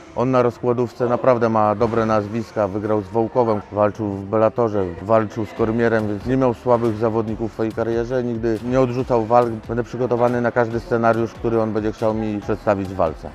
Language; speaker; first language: Polish; native; Polish